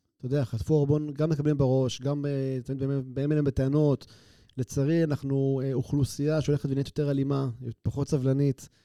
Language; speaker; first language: Hebrew; native; Hebrew